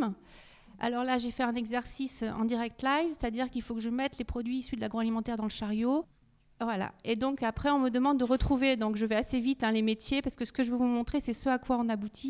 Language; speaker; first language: French; native; French